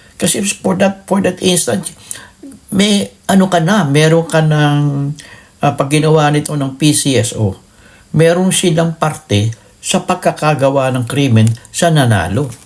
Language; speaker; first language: Filipino; native; Filipino